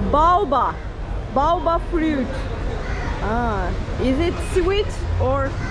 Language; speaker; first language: English; non-native, learner; Turkish